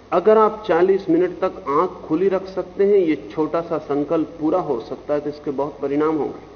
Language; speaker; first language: Hindi; native; Hindi